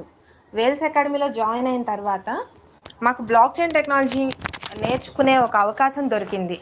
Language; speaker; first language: Telugu; native; Telugu